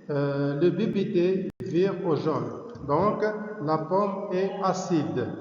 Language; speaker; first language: French; non-native, local second language; Arabic